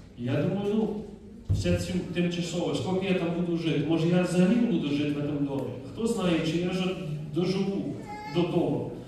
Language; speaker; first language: Ukrainian; non-native, fluent; Dutch